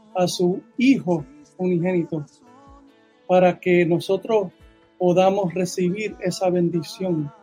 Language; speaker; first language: Spanish; early bilingual, heritage; Spanish